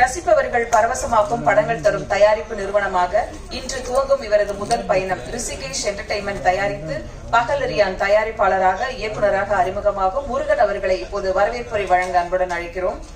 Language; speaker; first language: Tamil; native; Tamil